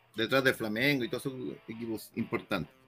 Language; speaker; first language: Portuguese; non-native, learner; Spanish